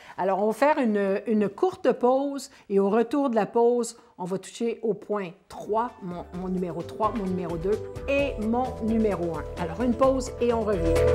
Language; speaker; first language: French; native; French